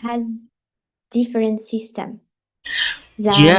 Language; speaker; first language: English; non-native, learner; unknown